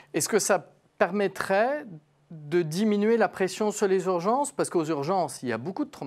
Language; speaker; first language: French; native; French